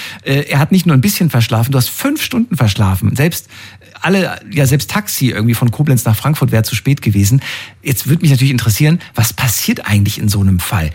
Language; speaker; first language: German; native; German